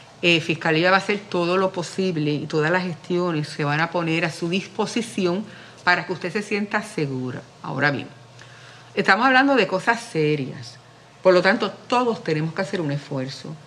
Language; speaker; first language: Spanish; native; Spanish